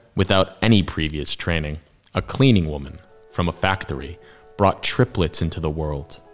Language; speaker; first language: English; native; English